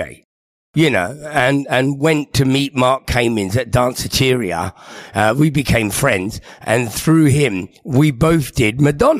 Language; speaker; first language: English; native; English